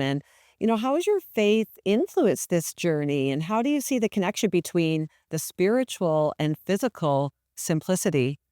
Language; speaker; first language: English; native; English